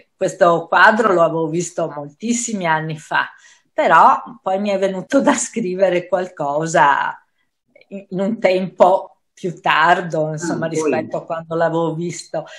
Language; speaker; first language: Italian; native; Italian